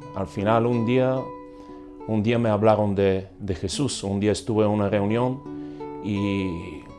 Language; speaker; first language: Spanish; non-native, fluent; Bulgarian